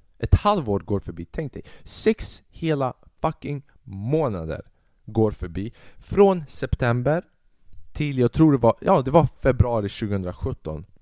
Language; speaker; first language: Swedish; early bilingual, other home language; Albanian